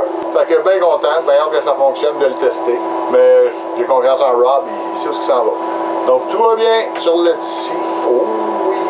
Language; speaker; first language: French; native; French